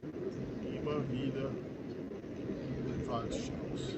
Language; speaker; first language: German; non-native, fluent; Portuguese